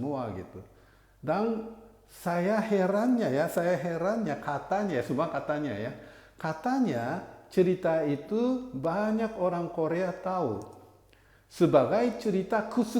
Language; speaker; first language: Indonesian; non-native, fluent; Japanese